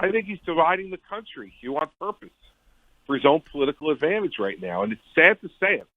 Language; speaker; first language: English; native; English